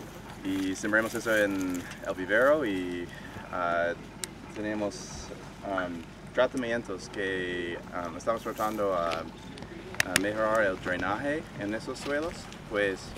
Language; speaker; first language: Spanish; non-native, fluent; English